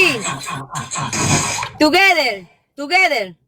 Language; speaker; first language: English; non-native, learner; Spanish